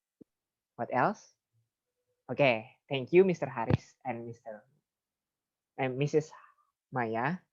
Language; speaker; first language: English; non-native, fluent; Indonesian